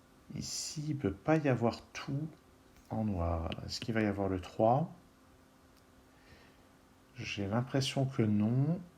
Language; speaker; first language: French; native; French